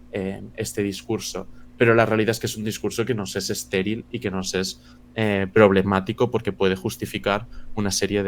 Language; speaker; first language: Spanish; native; Spanish